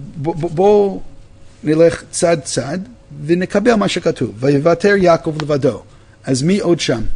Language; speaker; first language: Hebrew; non-native, fluent; English